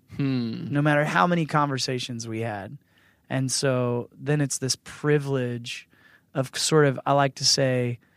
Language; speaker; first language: English; native; English